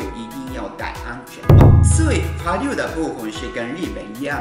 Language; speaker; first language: Chinese; non-native, fluent; Japanese